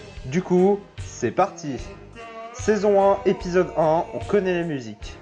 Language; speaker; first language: French; native; French